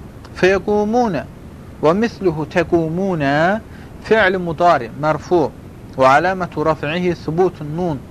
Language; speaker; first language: Arabic; non-native, fluent; Azerbaijani